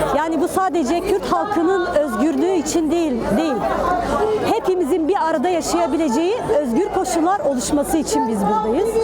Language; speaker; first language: Turkish; non-native, local second language; Kurdish